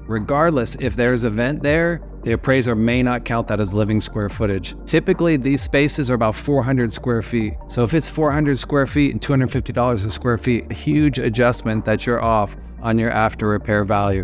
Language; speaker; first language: English; native; English